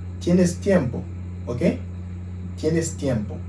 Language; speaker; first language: Spanish; non-native, fluent; Haitian Creole